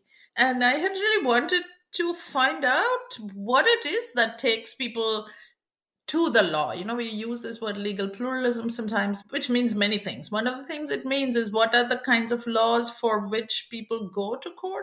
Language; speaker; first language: English; non-native, local second language; Bangla